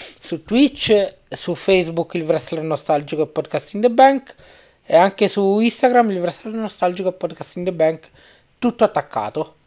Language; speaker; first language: Italian; native; Italian